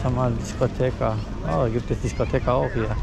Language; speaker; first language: German; non-native, learner; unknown